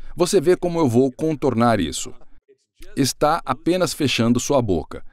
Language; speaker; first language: Portuguese; non-native, fluent; English